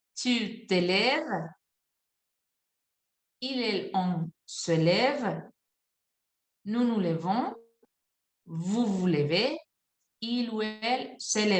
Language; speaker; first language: French; non-native, fluent; Spanish